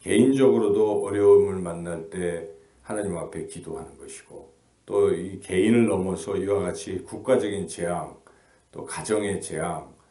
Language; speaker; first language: Korean; native; Korean